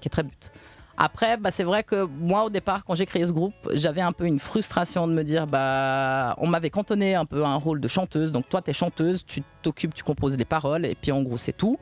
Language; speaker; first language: French; native; French